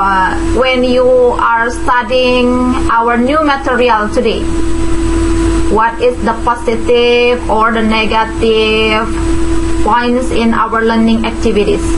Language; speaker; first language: English; non-native, fluent; Indonesian